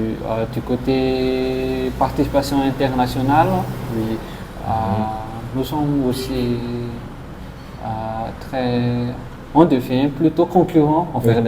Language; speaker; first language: French; non-native, local second language; Malagasy